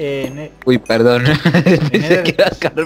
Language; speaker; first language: Spanish; native; Spanish